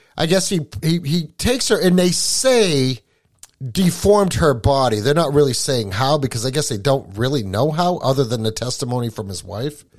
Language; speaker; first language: English; native; English